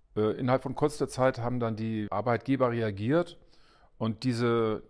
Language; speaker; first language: German; native; German